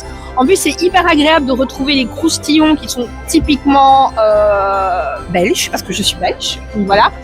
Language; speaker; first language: French; native; French